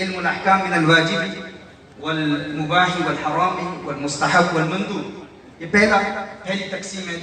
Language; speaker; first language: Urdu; early bilingual, heritage; Urdu